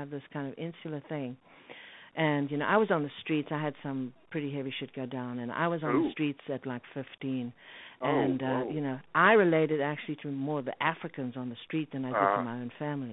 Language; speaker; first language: English; native; English